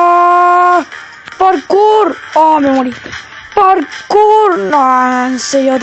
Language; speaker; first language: Spanish; native; Spanish